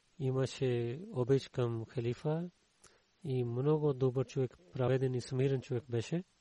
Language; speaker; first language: Bulgarian; non-native, learner; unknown